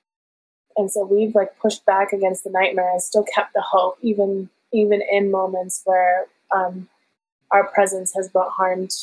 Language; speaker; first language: English; early bilingual, other home language; Persian